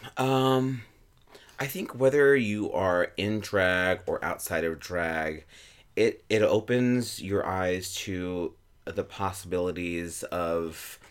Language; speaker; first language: English; native; English